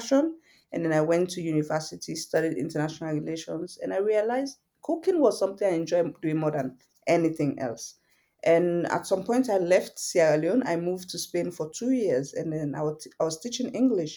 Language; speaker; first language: English; non-native, local second language; Fula